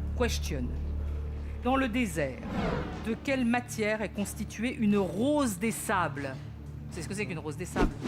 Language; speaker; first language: French; native; French